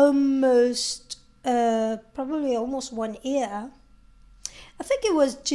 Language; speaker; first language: English; non-native, fluent; Italian